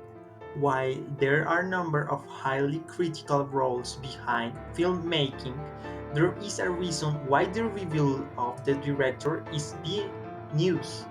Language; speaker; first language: English; non-native, learner; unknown